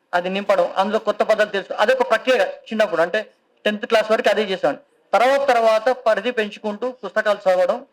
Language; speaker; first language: Telugu; native; Telugu